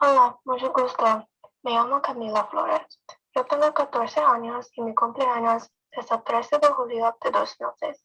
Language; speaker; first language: Spanish; non-native, learner; English